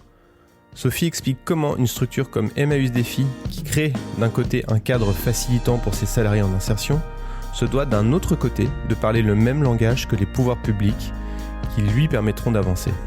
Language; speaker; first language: French; native; French